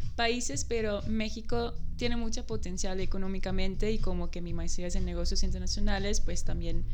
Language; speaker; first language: Spanish; non-native, fluent; Dutch